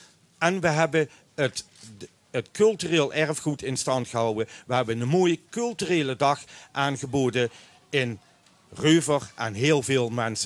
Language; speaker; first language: Dutch; native; Dutch